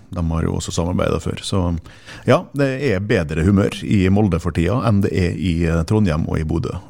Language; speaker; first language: Norwegian; native; Norwegian